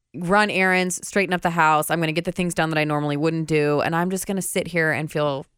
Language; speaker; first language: English; native; English